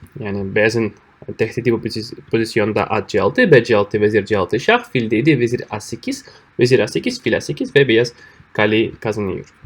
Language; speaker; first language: Turkish; non-native, fluent; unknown